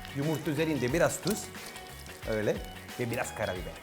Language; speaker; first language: Turkish; non-native, learner; Italian